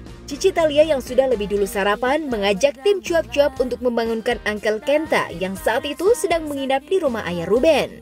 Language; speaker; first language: Indonesian; native; Indonesian